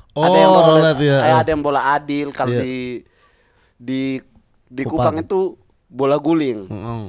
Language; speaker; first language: Indonesian; native; Indonesian